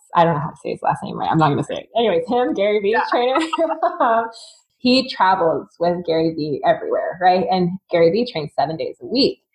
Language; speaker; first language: English; native; English